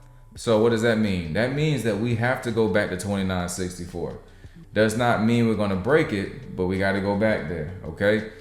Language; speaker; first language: English; native; English